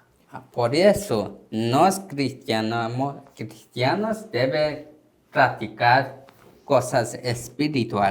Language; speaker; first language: Spanish; non-native, learner; Korean